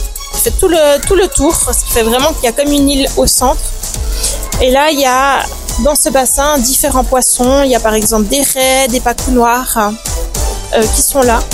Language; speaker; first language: French; native; French